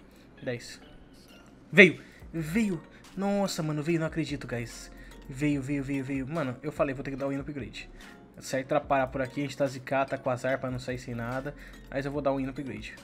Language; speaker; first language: Portuguese; native; Portuguese